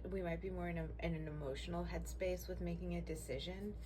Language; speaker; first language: English; native; English